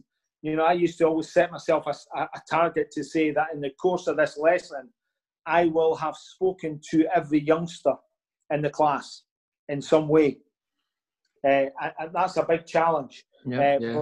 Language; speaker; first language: English; native; English